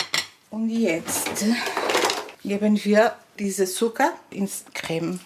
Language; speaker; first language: German; non-native, learner; Portuguese